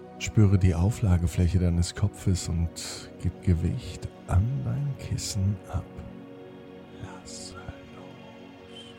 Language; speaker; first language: German; native; German